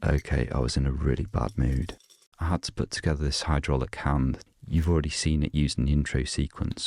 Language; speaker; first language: English; native; English